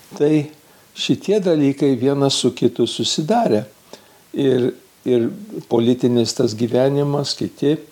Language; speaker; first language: Lithuanian; early bilingual, heritage; Lithuanian